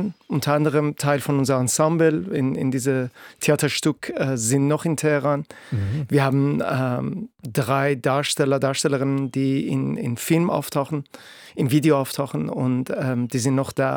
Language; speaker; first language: German; non-native, fluent; Persian